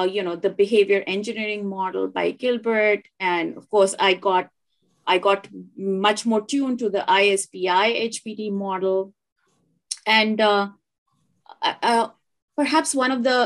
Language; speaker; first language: English; non-native, local second language; Hindi